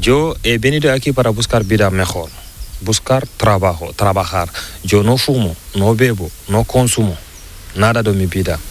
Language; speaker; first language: Spanish; non-native, learner; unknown